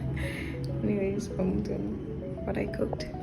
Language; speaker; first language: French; non-native, learner; Haitian Creole